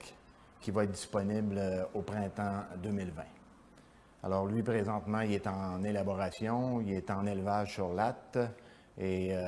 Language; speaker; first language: French; native; French